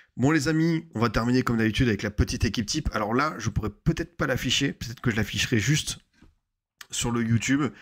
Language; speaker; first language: French; native; French